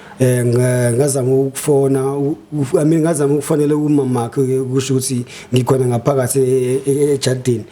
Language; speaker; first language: Zulu; native; Zulu